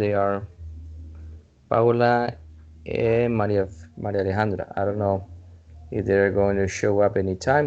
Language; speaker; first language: English; non-native, fluent; Spanish